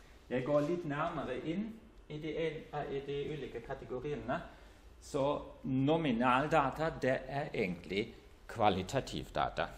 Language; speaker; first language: Norwegian; non-native, fluent; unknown